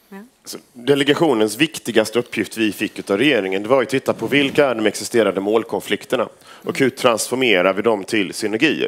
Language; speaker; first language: Swedish; native; Swedish